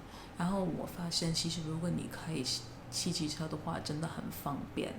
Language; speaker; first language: Chinese; non-native, fluent; English